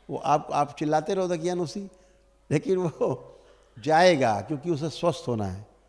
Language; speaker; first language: Hindi; native; Hindi